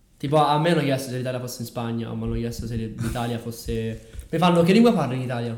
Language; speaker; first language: Italian; native; Italian